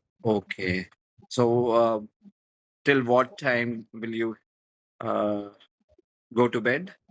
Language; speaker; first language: English; non-native, fluent; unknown